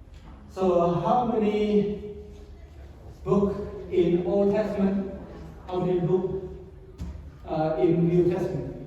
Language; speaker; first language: English; non-native, learner; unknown